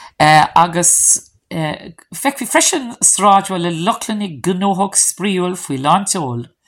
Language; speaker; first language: Irish; non-native, local second language; English